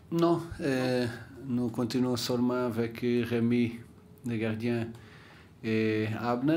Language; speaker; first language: French; non-native, learner; Portuguese